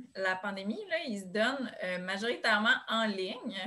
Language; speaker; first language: French; native; French